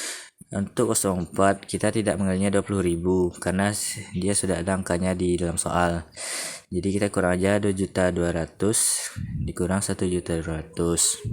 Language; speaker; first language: Indonesian; native; Indonesian